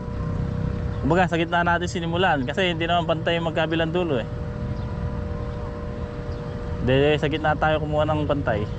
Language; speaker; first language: Filipino; native; Filipino